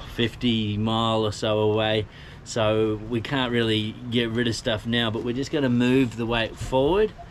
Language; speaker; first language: English; native; English